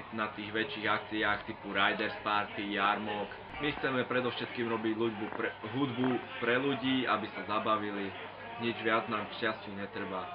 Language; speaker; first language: Slovak; native; Slovak